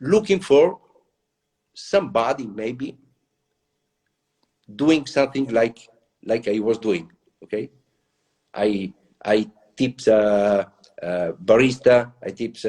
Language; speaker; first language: English; non-native, learner; Italian